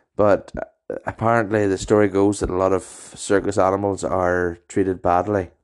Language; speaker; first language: English; native; English